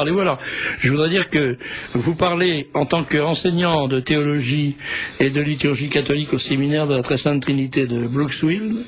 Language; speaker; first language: French; native; French